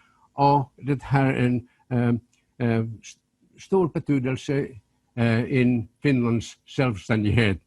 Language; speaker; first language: Swedish; non-native, local second language; Finnish